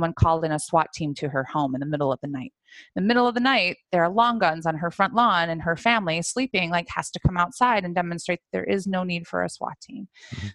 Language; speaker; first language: English; native; English